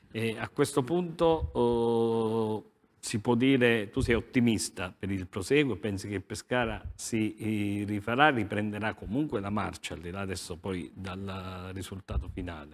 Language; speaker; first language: Italian; native; Italian